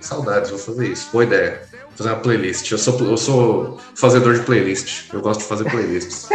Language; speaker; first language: Portuguese; native; Portuguese